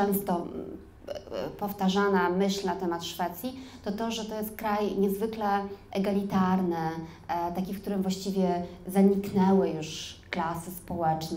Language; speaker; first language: Polish; native; Polish